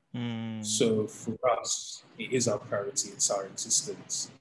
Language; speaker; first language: English; native; English